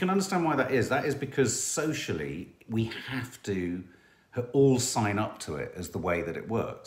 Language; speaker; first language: English; native; English